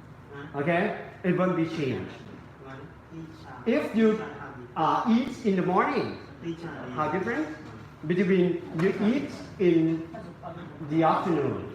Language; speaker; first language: English; non-native, fluent; Thai